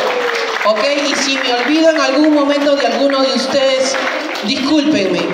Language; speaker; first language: Spanish; native; Spanish